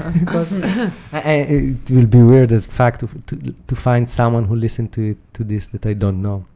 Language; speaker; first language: English; non-native, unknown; Hebrew